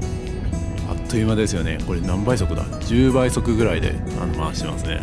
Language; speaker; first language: Japanese; native; Japanese